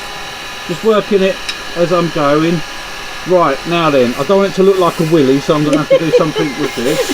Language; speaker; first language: English; native; English